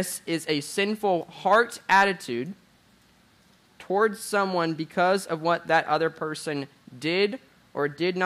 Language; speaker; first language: English; native; English